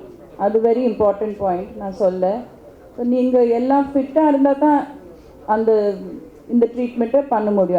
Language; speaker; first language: Tamil; non-native, local second language; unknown